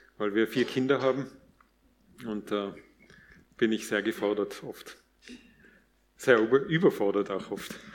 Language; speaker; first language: German; native; German